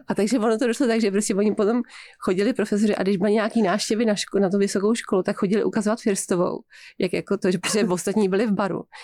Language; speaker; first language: Czech; native; Czech